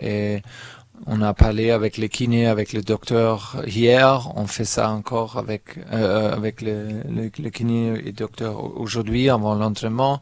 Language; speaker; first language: French; non-native, learner; German